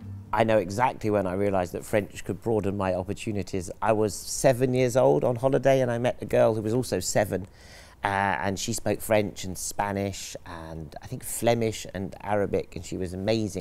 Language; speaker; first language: English; native; English